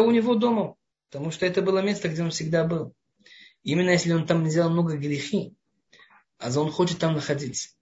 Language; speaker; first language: Russian; non-native, fluent; Hebrew